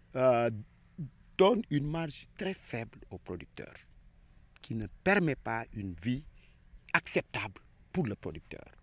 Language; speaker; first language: French; non-native, local second language; Wolof